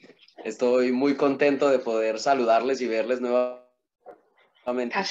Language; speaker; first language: Spanish; native; Spanish